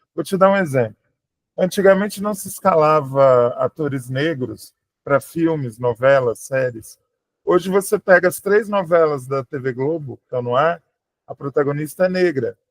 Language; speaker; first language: Portuguese; native; Portuguese